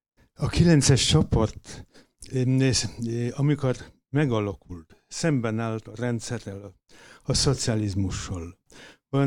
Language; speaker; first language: Hungarian; non-native, fluent; Polish